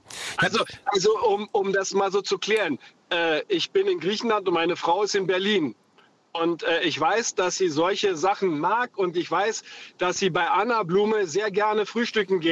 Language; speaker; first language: German; non-native, fluent; Greek